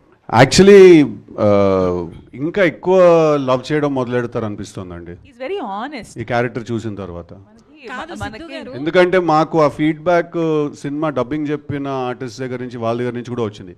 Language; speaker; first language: Telugu; native; Telugu